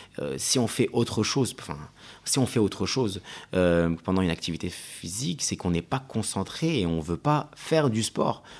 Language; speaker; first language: French; early bilingual, other home language; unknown